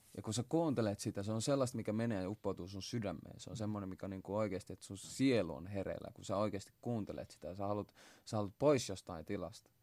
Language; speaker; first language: Finnish; early bilingual, other home language; Swahili